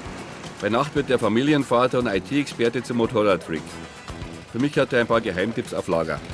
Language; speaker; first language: German; native; German